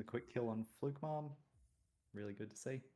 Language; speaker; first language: English; native; English